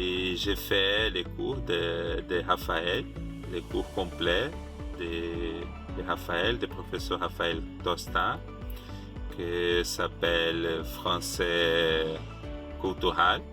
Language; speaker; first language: French; non-native, fluent; Portuguese